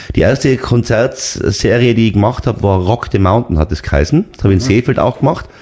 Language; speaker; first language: German; native; German